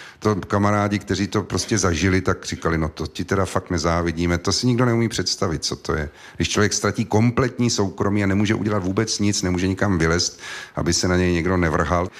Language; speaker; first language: Czech; native; Czech